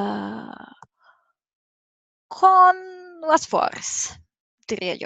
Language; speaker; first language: Spanish; non-native, fluent; Serbian